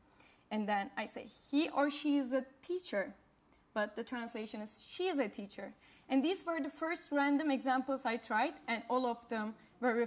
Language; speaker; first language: English; non-native, fluent; Turkish